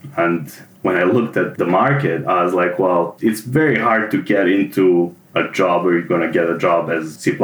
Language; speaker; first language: English; non-native, fluent; Serbian